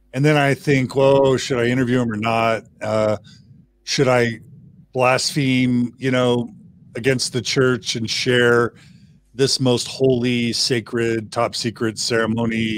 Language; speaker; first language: English; native; English